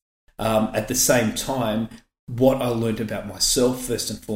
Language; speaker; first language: English; native; English